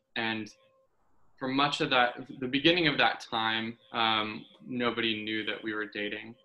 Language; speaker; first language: English; native; English